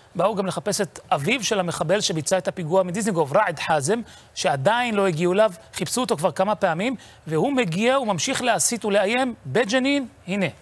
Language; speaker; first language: Hebrew; native; Hebrew